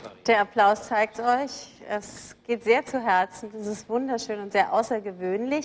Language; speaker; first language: German; native; German